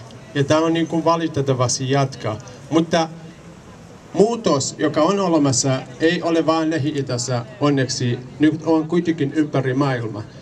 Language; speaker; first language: Finnish; non-native, learner; Kurdish